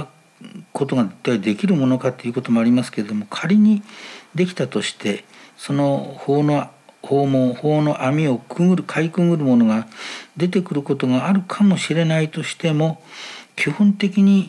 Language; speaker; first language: Japanese; native; Japanese